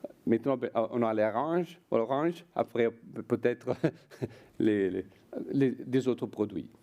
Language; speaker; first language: French; non-native, fluent; Italian